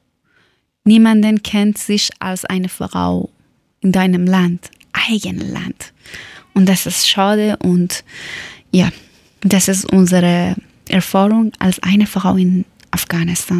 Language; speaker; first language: German; non-native, learner; Persian